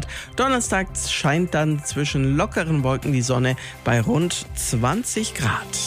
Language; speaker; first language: German; native; German